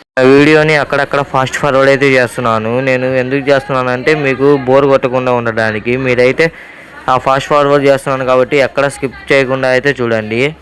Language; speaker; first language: Telugu; non-native, local second language; Urdu